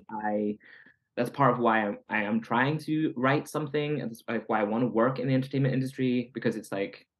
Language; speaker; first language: English; native; English